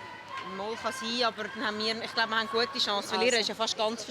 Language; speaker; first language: German; native; German